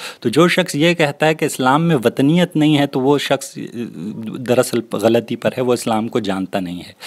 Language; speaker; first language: Urdu; non-native, local second language; Northern Hindko